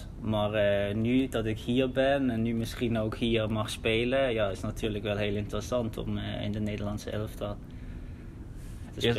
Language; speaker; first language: Dutch; early bilingual, heritage; German